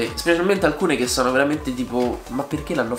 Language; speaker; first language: Italian; native; Italian